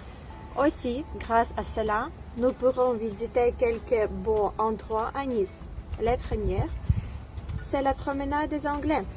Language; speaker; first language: French; non-native, learner; Ukrainian